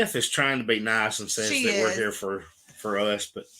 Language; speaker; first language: English; native; English